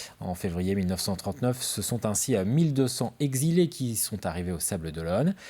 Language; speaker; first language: French; native; French